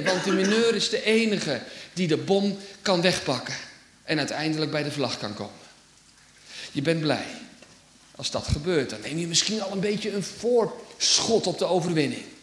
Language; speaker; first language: Dutch; native; Dutch